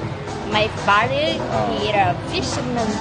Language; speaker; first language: English; non-native, learner; Vietnamese